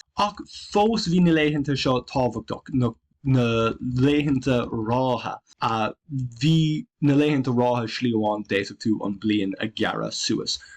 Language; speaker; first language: Irish; non-native, local second language; English